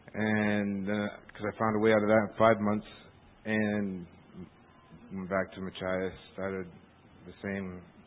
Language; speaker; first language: English; native; English